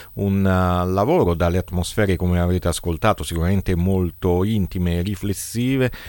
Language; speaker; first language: Italian; native; Italian